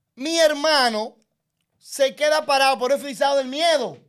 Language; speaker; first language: Spanish; native; Spanish